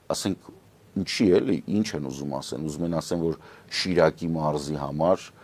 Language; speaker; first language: Armenian; native; Armenian